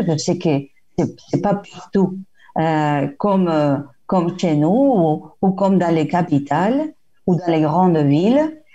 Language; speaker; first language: French; non-native, fluent; Spanish